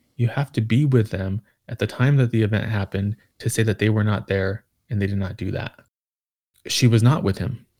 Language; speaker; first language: English; native; English